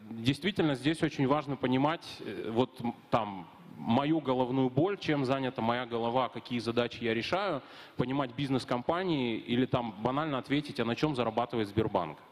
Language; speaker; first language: Russian; native; Russian